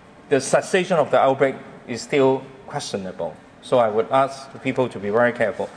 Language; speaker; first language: English; non-native, local second language; Cantonese